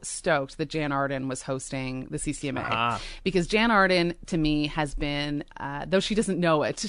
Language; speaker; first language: English; native; English